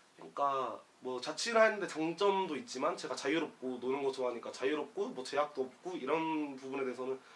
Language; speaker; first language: Korean; native; Korean